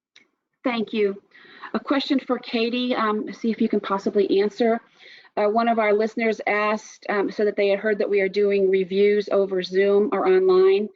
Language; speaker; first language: English; native; English